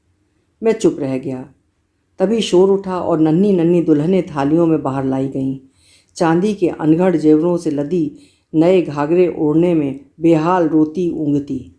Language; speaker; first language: Hindi; native; Hindi